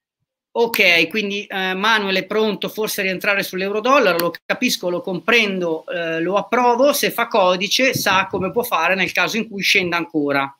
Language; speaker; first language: Italian; native; Italian